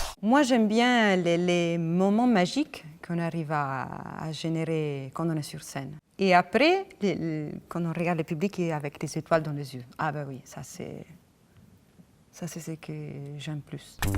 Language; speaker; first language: French; non-native, fluent; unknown